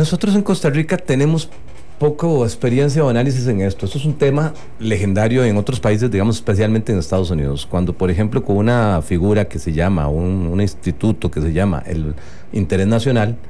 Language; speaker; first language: Spanish; native; Spanish